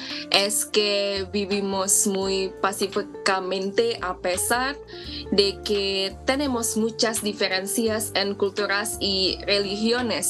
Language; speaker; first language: Spanish; non-native, learner; Indonesian